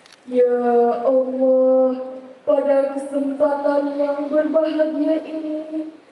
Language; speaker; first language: Indonesian; native; Indonesian